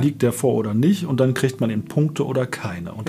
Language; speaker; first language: German; native; German